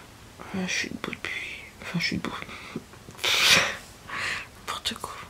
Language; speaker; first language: French; native; French